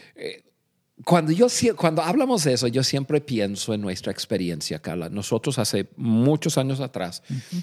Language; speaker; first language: Spanish; non-native, fluent; English